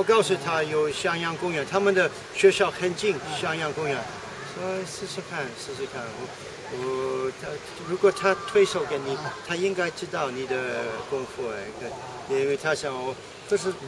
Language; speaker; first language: Chinese; non-native, fluent; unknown